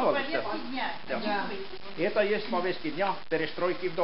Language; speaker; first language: Russian; non-native, local second language; Estonian